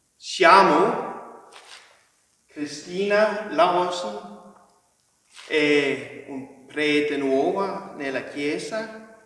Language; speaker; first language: Italian; non-native, learner; Danish